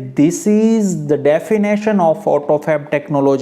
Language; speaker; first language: English; non-native, local second language; Gujarati